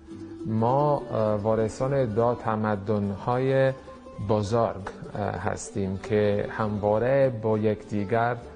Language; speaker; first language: Persian; non-native, fluent; Italian